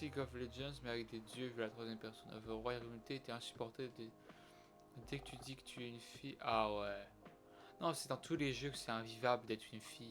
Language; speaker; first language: French; native; French